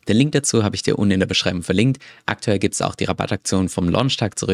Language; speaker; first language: German; native; German